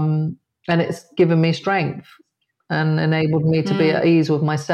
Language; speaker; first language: English; native; English